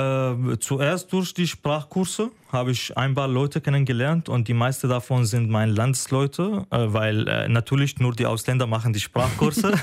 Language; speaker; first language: German; non-native, fluent; Arabic